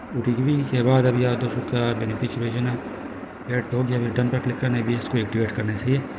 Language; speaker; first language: Urdu; non-native, local second language; Punjabi